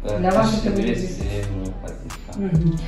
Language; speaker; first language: Russian; non-native, local second language; Kyrgyz